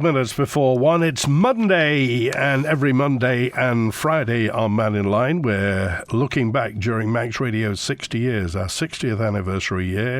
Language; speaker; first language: English; native; English